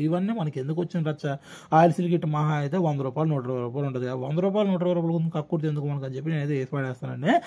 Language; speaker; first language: Telugu; non-native, local second language; Urdu